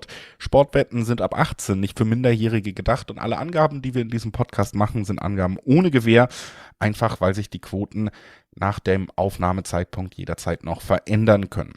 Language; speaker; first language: German; native; German